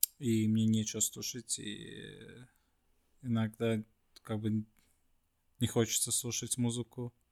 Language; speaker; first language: Russian; non-native, fluent; Swedish